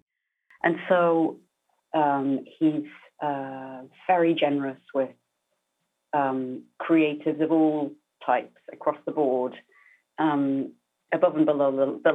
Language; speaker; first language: English; native; English